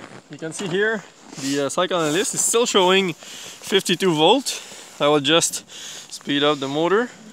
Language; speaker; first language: English; non-native, fluent; French